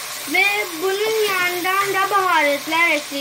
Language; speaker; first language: Turkish; non-native, learner; Urdu